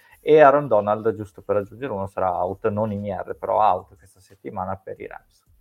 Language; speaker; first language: Italian; native; Italian